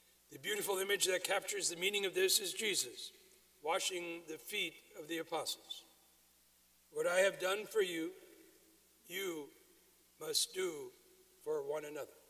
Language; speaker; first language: English; native; English